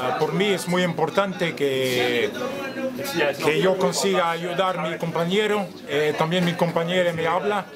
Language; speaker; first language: Spanish; non-native, fluent; Portuguese